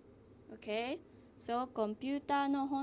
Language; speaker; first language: Japanese; non-native, fluent; English